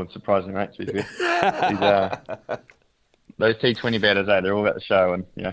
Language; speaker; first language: English; native; English